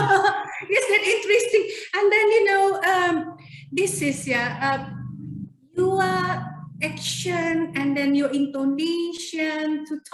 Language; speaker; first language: English; non-native, fluent; Indonesian